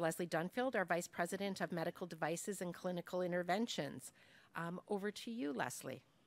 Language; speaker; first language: English; native; English